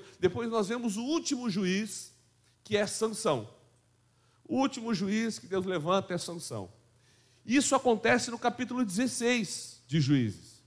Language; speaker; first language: Portuguese; native; Portuguese